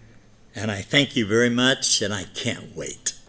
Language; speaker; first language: English; native; English